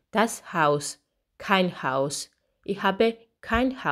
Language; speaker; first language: German; non-native, fluent; Georgian